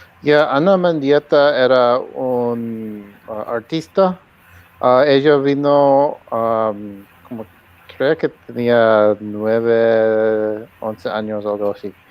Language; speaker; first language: Spanish; early bilingual, heritage; Spanish